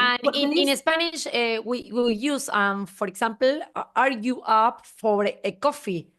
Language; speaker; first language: English; non-native, learner; Spanish